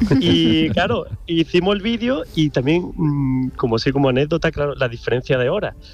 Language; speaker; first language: Spanish; native; Spanish